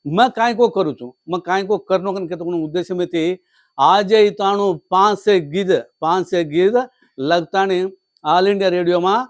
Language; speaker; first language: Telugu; non-native, local second language; Lambadi